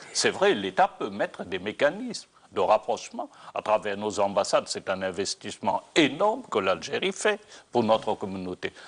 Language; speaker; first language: French; non-native, local second language; Morisyen